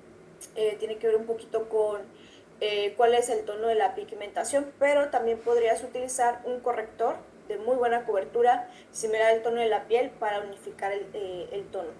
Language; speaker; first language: Spanish; native; Spanish